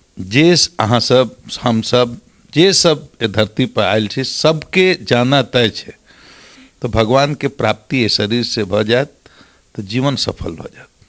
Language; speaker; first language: Maithili; non-native, local second language; Bhojpuri